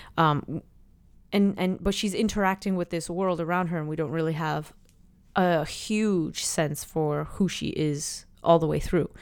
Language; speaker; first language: English; native; English